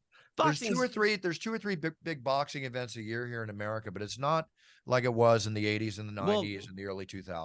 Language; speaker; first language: English; native; English